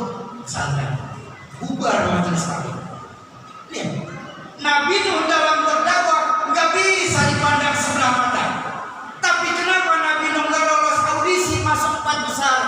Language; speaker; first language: Indonesian; native; Indonesian